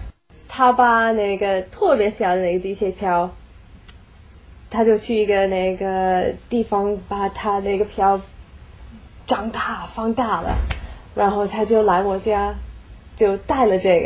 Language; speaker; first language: Chinese; non-native, fluent; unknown